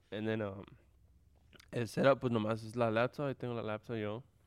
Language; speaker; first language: Spanish; early bilingual, heritage; Spanish